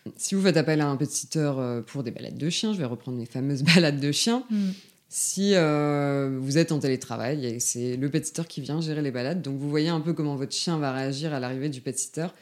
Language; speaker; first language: French; native; French